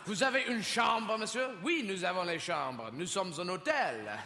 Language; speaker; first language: French; non-native, fluent; English